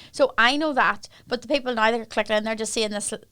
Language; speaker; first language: English; native; English